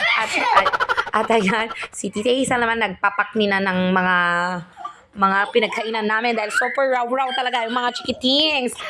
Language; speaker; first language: Filipino; native; Filipino